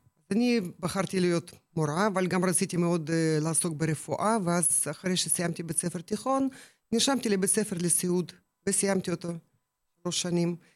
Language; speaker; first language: Hebrew; non-native, fluent; Russian